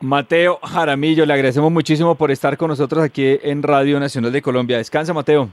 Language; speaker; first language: Spanish; native; Spanish